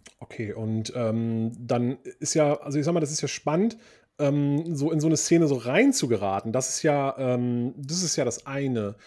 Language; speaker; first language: German; early bilingual, other home language; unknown